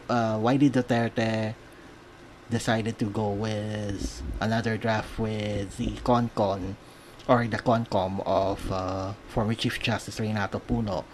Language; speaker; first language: English; non-native, local second language; Filipino